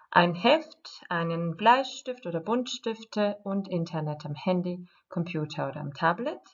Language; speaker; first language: German; non-native, fluent; Croatian